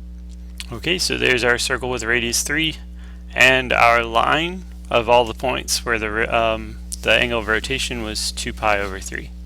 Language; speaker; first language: English; native; English